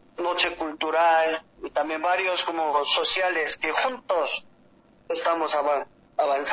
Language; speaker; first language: Spanish; non-native, learner; Korean